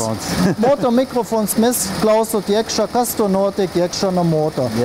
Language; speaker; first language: Latvian; non-native, learner; German